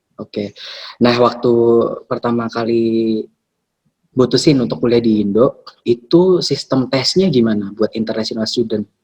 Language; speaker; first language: Indonesian; native; Indonesian